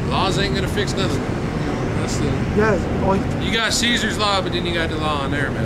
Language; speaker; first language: English; native; English